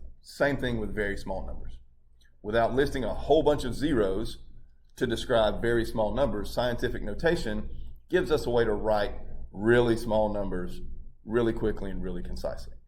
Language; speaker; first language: English; native; English